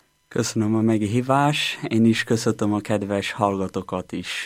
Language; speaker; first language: Hungarian; non-native, learner; Portuguese